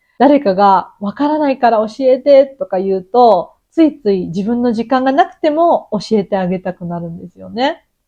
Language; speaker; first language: Japanese; native; Japanese